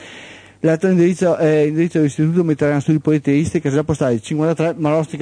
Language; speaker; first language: Italian; native; Italian